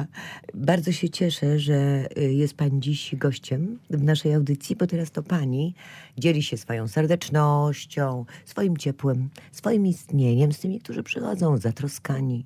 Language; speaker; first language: Polish; native; Polish